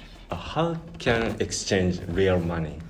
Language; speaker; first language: English; non-native, learner; Japanese